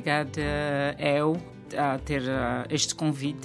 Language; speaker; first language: Portuguese; non-native, local second language; Kabuverdianu